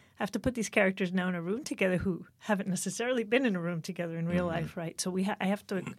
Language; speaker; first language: English; native; English